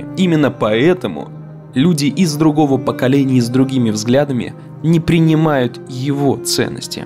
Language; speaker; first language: Russian; native; Russian